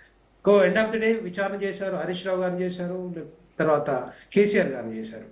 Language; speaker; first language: Telugu; native; Telugu